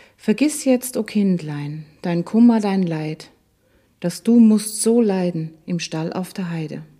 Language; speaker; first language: German; native; German